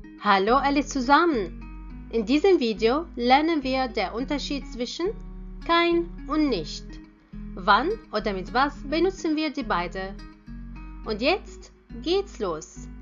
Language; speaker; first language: German; non-native, fluent; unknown